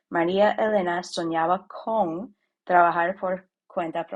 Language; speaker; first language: Spanish; non-native, fluent; English